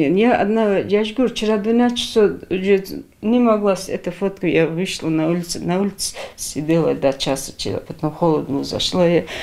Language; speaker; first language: Russian; non-native, local second language; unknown